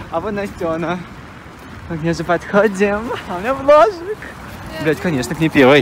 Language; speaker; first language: Russian; native; Russian